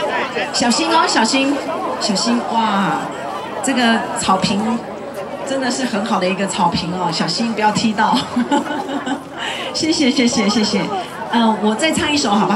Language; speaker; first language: Chinese; native; Chinese